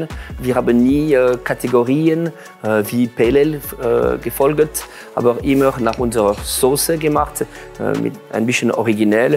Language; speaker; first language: German; non-native, local second language; French